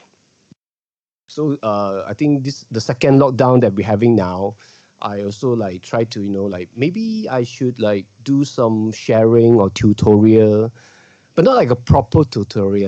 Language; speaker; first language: English; non-native, local second language; Cantonese